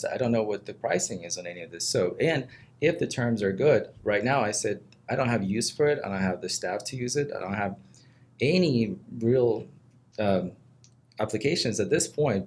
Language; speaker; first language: English; non-native, fluent; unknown